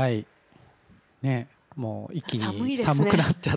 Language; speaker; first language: Japanese; native; Japanese